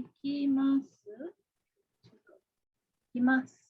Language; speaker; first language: Japanese; non-native, fluent; English